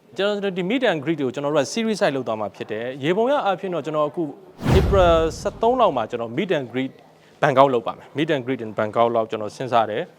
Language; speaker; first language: Burmese; native; Burmese